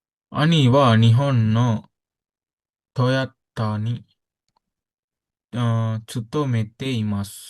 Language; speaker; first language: Japanese; non-native, learner; Sinhala